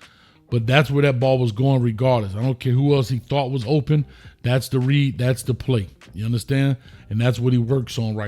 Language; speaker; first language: English; native; English